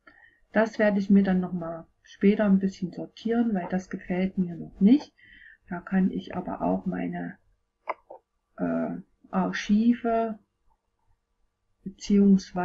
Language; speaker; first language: German; native; German